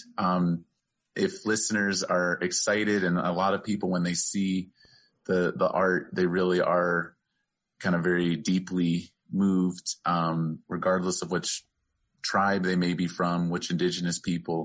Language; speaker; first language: English; native; English